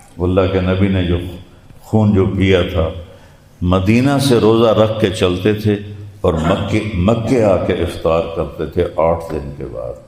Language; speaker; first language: Urdu; non-native, local second language; Punjabi